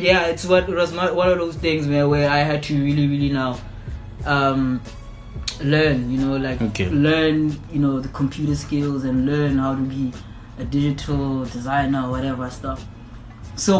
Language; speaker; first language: English; non-native, local second language; Zulu